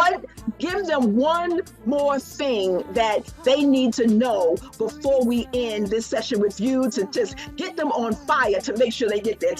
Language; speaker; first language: English; native; English